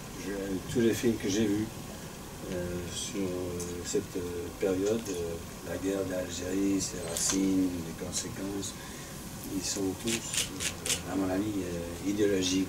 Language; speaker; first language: French; non-native, fluent; English